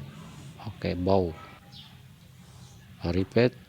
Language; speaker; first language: English; non-native, learner; Indonesian